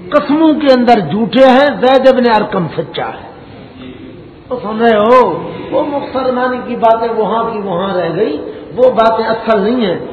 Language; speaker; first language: Urdu; non-native, local second language; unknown